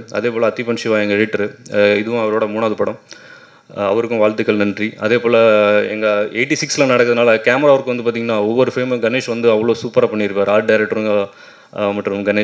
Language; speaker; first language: Tamil; native; Tamil